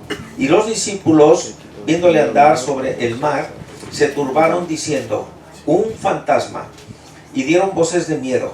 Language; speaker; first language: Spanish; native; Spanish